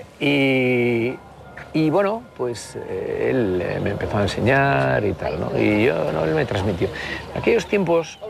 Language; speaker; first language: Spanish; native; Spanish